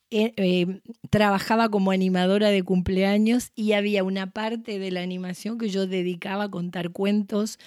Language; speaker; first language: Spanish; native; Spanish